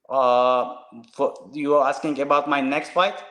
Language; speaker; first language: English; non-native, learner; Turkish